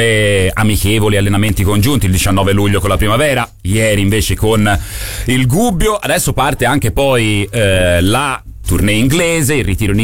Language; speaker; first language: Italian; native; Italian